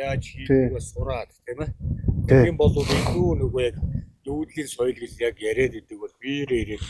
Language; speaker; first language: Mongolian; native; Mongolian